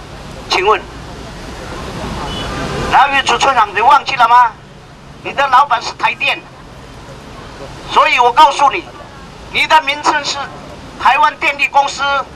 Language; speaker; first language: Chinese; non-native, local second language; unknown